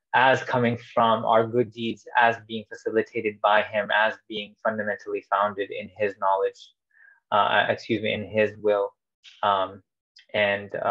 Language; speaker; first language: English; native; English